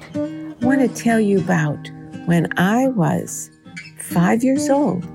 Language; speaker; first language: English; native; English